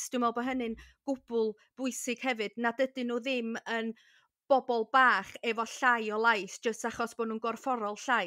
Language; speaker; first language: Welsh; native; Welsh